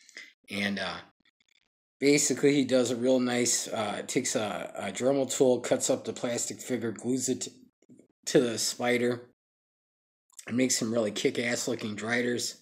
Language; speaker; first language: English; native; English